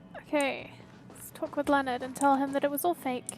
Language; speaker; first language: English; native; English